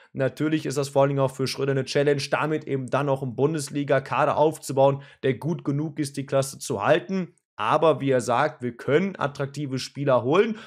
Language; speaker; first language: German; native; German